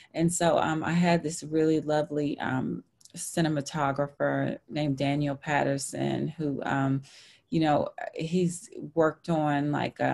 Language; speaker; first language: English; native; English